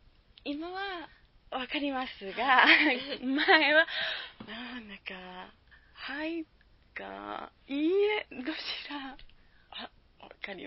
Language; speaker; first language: Japanese; non-native, learner; Spanish